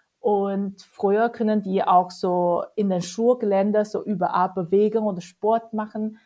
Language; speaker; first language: German; non-native, fluent; Chinese